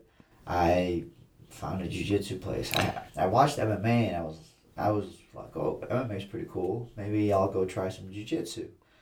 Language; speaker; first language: English; early bilingual, other home language; Assyrian Neo-Aramaic